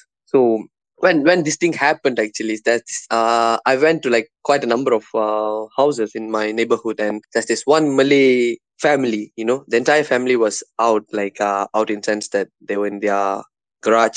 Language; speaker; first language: English; non-native, local second language; Tamil